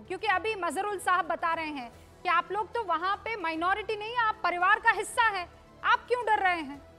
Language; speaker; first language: Hindi; native; Hindi